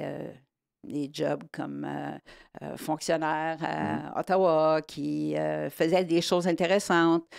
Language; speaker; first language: French; native; French